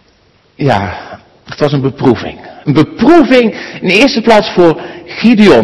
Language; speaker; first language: Dutch; native; Dutch